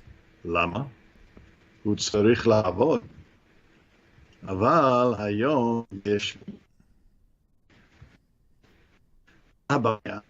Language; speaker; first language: Hebrew; non-native, fluent; English